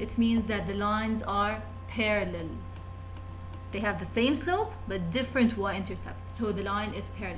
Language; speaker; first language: English; non-native, fluent; Arabic